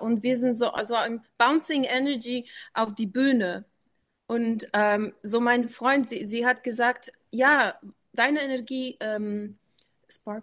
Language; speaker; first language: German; non-native, learner; English